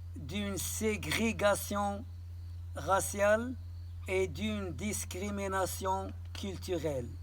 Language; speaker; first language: French; non-native, local second language; Arabic